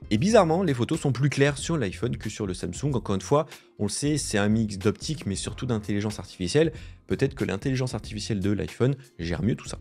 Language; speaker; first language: French; native; French